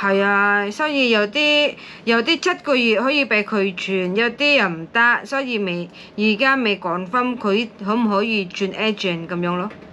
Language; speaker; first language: Cantonese; non-native, fluent; Indonesian